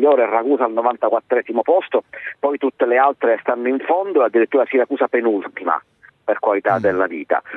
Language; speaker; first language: Italian; native; Italian